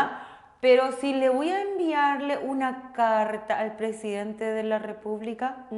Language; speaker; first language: Spanish; non-native, local second language; Korean